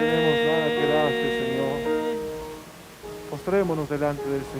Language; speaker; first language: Spanish; native; Spanish